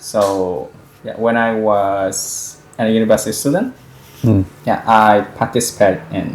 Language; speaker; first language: English; non-native, fluent; Japanese